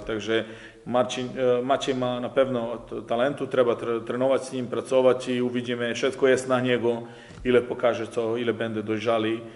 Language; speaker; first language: Polish; non-native, fluent; Serbian